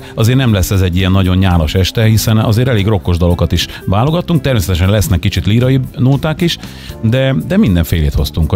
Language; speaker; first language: Hungarian; native; Hungarian